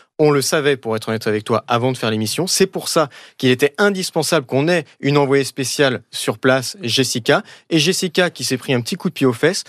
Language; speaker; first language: French; native; French